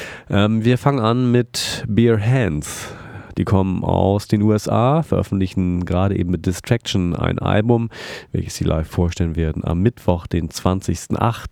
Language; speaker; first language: German; native; German